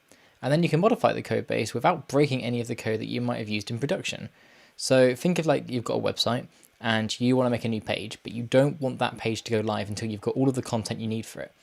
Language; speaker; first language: English; native; English